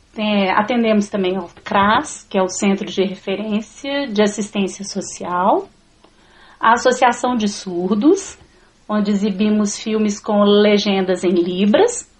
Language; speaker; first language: Portuguese; native; Portuguese